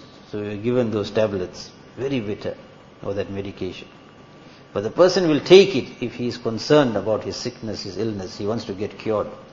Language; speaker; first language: English; native; English